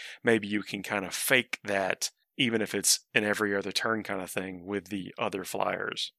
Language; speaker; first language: English; native; English